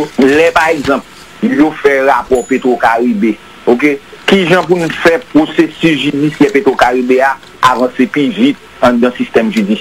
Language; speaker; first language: French; non-native, local second language; Haitian Creole